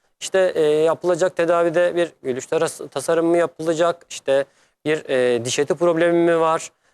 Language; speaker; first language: Turkish; native; Turkish